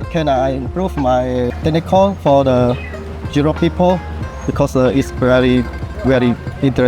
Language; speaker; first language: English; non-native, learner; Khmer